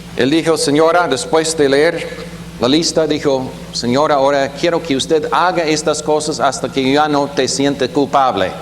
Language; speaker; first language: Spanish; non-native, fluent; German